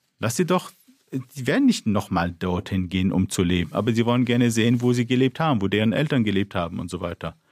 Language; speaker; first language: German; non-native, fluent; Arabic